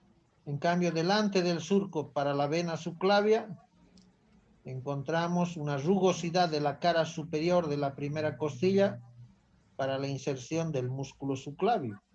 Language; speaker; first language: Spanish; native; Spanish